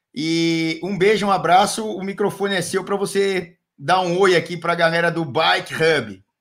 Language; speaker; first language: Portuguese; native; Portuguese